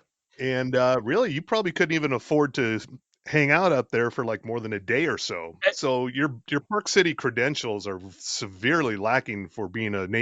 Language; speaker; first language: English; native; English